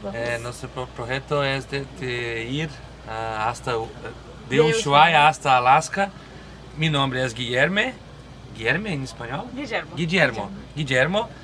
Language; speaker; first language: Spanish; non-native, learner; Portuguese